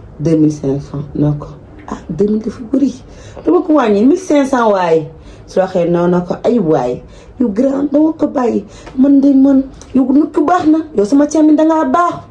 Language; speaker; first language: Wolof; early bilingual, heritage; Wolof